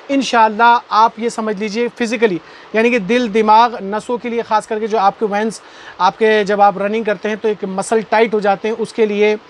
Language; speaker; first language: Hindi; native; Hindi